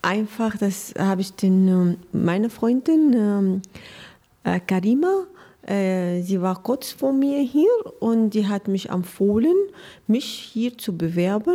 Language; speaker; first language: German; non-native, learner; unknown